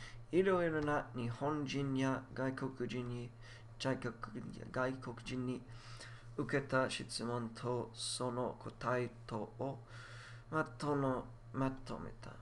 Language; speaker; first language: Japanese; non-native, learner; English